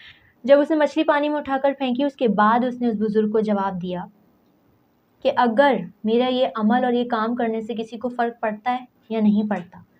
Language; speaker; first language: Urdu; native; Urdu